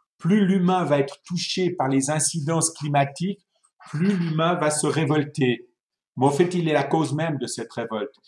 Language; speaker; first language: French; early bilingual, other home language; Italian